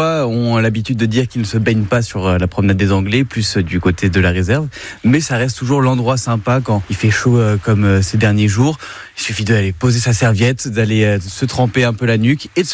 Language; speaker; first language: French; native; French